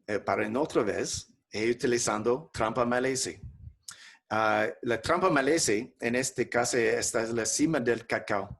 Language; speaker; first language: Spanish; non-native, fluent; English